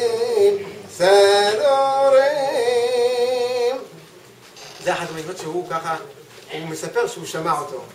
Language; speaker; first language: Hebrew; native; Hebrew